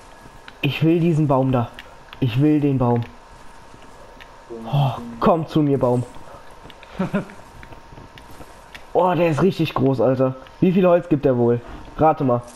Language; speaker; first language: German; native; German